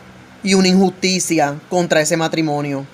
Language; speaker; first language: Spanish; native; Spanish